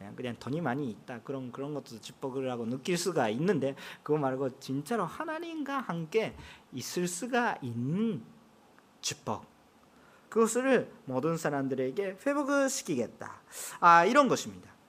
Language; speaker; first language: Korean; non-native, fluent; Japanese